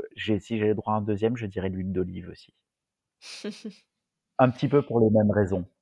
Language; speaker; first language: French; native; French